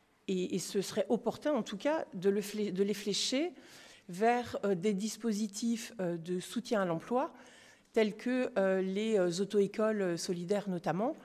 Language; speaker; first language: French; native; French